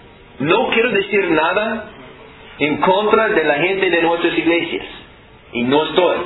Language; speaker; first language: Spanish; non-native, fluent; English